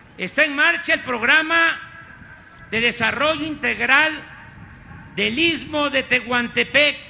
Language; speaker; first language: Spanish; native; Spanish